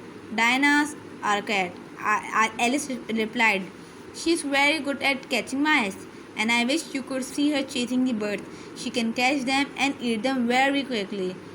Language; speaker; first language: English; non-native, local second language; Urdu